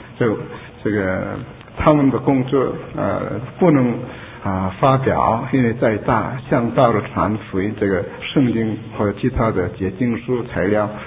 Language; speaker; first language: Chinese; non-native, learner; Korean